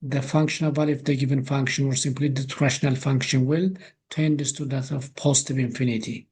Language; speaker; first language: English; non-native, local second language; Amharic